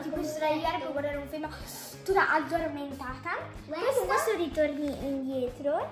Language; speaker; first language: Italian; native; Italian